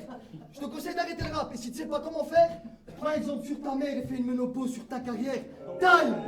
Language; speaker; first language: French; native; French